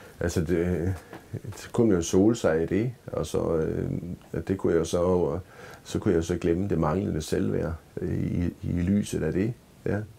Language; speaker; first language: Danish; native; Danish